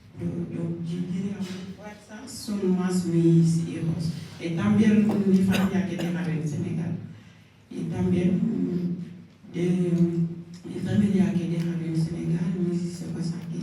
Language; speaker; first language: Spanish; non-native, local second language; Wolof